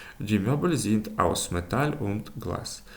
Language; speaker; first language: German; non-native, fluent; Ukrainian